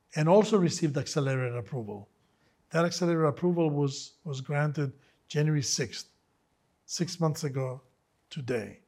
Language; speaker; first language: English; non-native, fluent; Greek